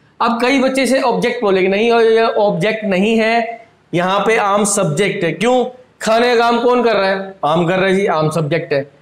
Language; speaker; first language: Hindi; native; Hindi